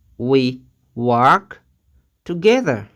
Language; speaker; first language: English; non-native, fluent; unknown